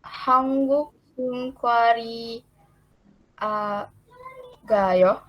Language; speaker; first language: Korean; non-native, learner; Indonesian